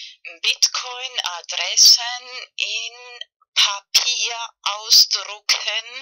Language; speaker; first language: German; non-native, learner; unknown